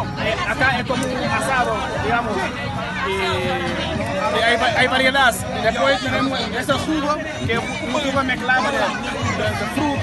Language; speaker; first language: Spanish; non-native, fluent; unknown